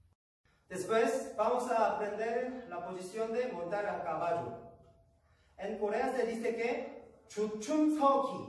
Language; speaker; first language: Spanish; non-native, learner; Korean